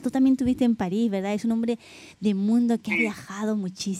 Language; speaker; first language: Spanish; native; Spanish